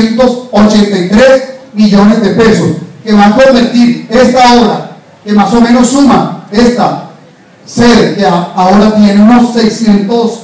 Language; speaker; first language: Spanish; native; Spanish